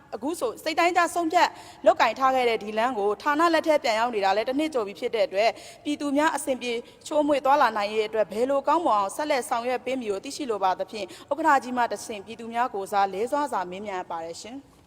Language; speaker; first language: Burmese; native; Burmese